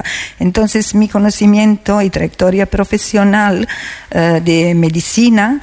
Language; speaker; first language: Spanish; non-native, learner; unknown